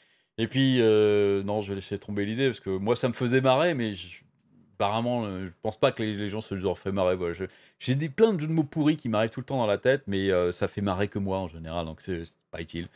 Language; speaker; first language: French; native; French